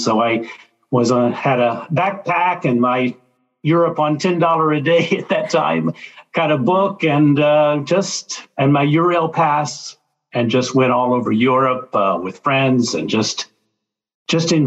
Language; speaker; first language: English; native; English